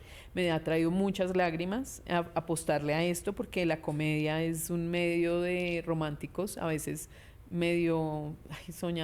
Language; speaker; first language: Spanish; native; Spanish